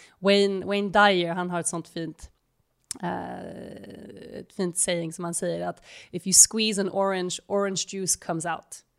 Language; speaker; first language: Swedish; native; Swedish